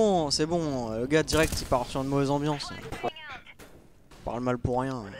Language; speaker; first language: French; native; French